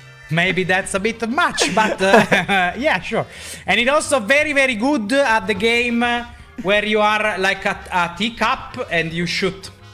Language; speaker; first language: English; non-native, fluent; Italian